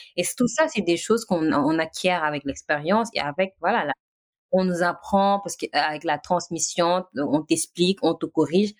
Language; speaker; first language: French; non-native, local second language; Wolof